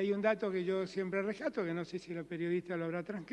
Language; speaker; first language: Spanish; native; Spanish